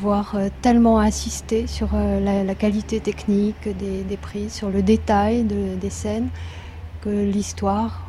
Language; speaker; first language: French; native; French